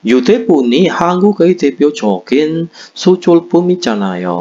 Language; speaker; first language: Korean; non-native, fluent; Indonesian